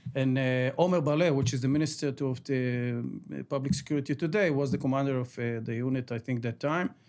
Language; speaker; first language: English; non-native, fluent; Ladino